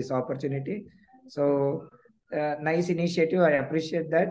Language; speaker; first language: English; non-native, local second language; Telugu